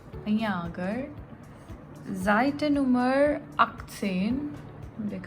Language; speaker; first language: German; non-native, fluent; Gujarati